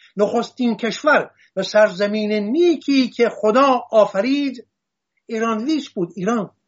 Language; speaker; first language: Persian; non-native, local second language; Assyrian Neo-Aramaic